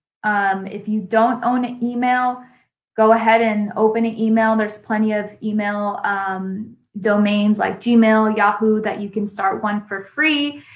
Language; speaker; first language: English; native; English